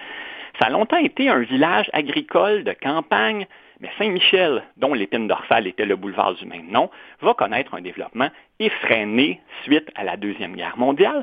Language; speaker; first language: French; native; French